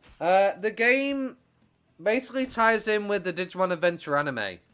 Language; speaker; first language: English; native; English